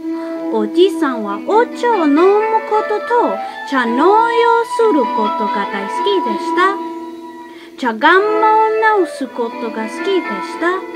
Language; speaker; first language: Japanese; non-native, learner; English